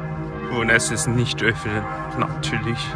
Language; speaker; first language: German; non-native, learner; Korean